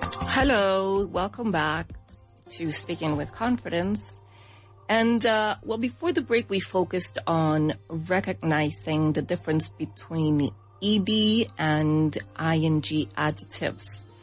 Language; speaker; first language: English; non-native, fluent; Spanish